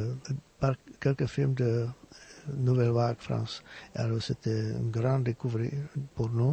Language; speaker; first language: French; non-native, fluent; Czech